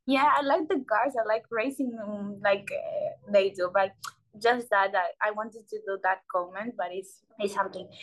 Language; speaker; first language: English; non-native, learner; Spanish